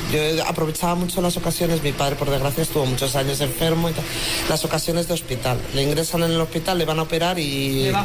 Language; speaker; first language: Spanish; native; Spanish